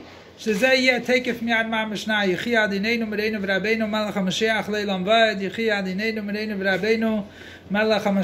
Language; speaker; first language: Hebrew; non-native, fluent; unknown